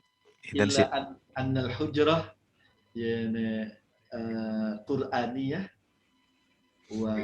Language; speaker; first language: Arabic; non-native, fluent; Indonesian